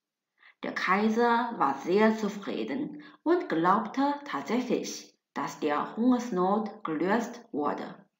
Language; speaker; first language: German; non-native, fluent; Chinese